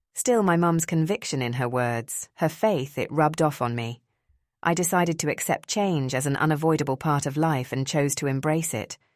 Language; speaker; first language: English; early bilingual, other home language; Spanish